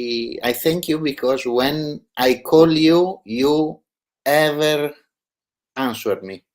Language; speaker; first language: English; non-native, learner; Italian